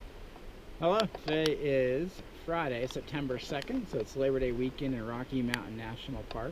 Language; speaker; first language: English; native; English